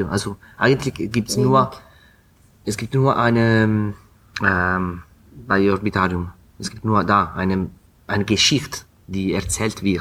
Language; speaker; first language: German; non-native, fluent; Italian